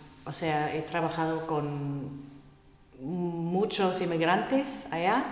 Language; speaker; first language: Spanish; non-native, fluent; English